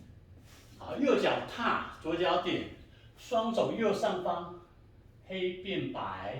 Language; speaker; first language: Chinese; native; Chinese